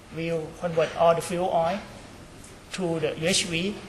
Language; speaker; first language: English; non-native, learner; Thai